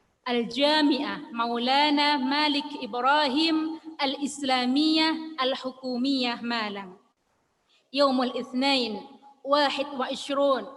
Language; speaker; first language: Arabic; non-native, fluent; Indonesian